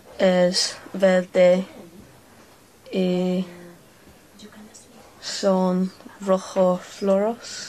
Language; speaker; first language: Spanish; non-native, learner; English